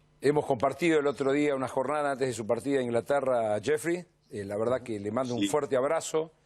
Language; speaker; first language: Spanish; native; Spanish